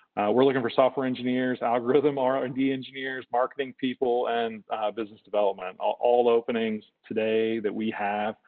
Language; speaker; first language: English; native; English